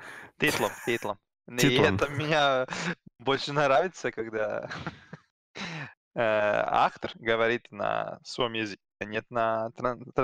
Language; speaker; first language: Russian; non-native, learner; Serbian